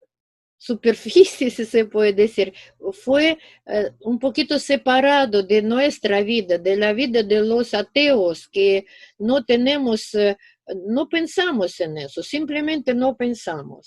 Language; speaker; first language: Spanish; non-native, fluent; Russian